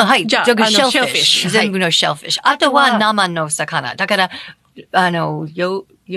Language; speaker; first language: Japanese; non-native, fluent; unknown